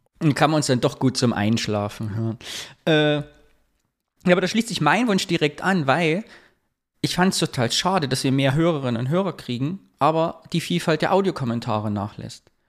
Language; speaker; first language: German; native; German